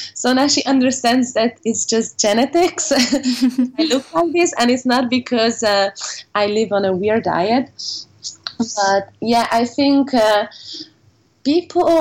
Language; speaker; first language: English; non-native, fluent; Hungarian